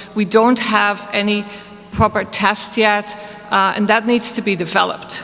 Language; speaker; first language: English; non-native, fluent; Dutch